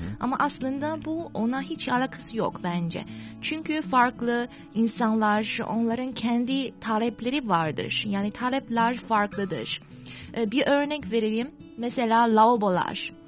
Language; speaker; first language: Turkish; non-native, fluent; Chinese